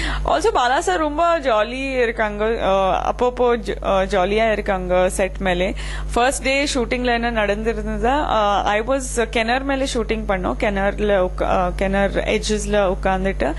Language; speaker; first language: Tamil; non-native, fluent; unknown